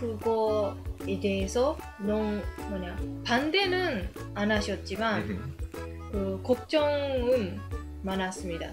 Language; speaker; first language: Korean; non-native, learner; Japanese